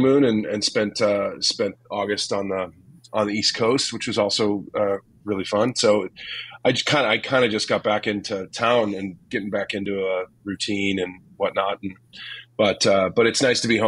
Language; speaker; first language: English; native; English